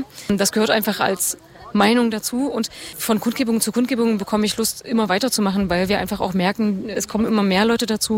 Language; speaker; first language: German; native; German